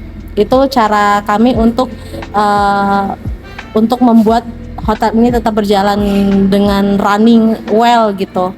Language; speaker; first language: Indonesian; native; Indonesian